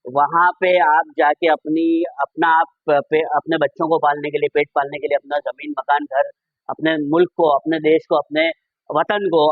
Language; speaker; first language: Hindi; non-native, local second language; Gujarati